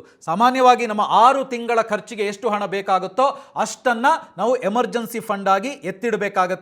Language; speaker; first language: Kannada; native; Kannada